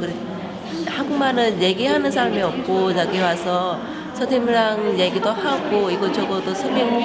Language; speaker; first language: Korean; non-native, learner; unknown